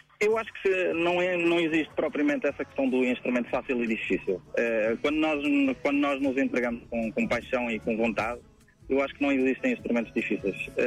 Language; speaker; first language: Portuguese; early bilingual, heritage; Portuguese